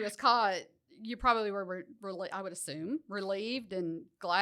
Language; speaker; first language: English; native; English